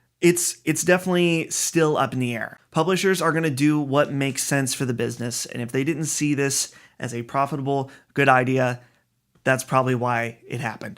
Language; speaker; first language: English; native; English